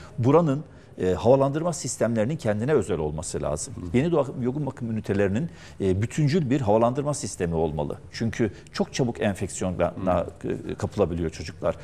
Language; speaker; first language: Turkish; native; Turkish